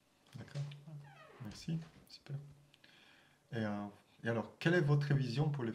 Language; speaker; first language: French; non-native, fluent; German